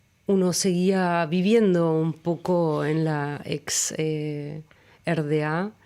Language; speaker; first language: Spanish; early bilingual, other home language; German